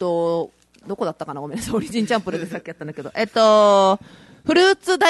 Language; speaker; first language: Japanese; native; Japanese